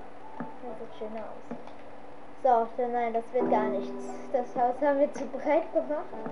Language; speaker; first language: German; native; German